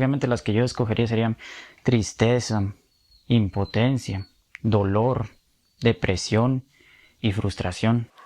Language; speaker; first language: Spanish; native; Spanish